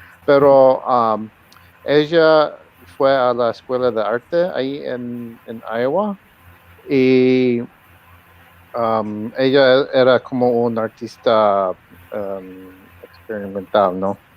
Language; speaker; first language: Spanish; early bilingual, heritage; Spanish